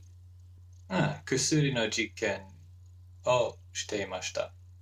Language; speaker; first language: Japanese; non-native, learner; English